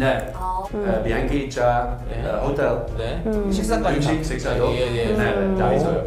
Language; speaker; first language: Korean; non-native, learner; Dutch